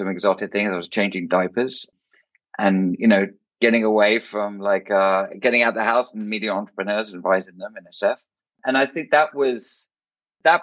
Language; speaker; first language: English; native; English